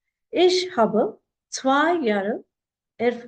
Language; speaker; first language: German; non-native, fluent; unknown